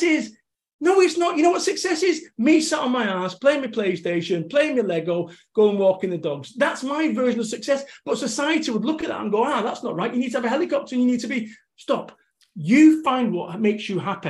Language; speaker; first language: English; native; English